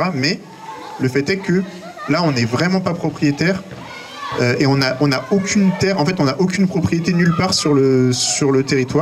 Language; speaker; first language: French; native; French